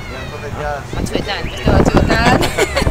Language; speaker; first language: Basque; non-native, local second language; Spanish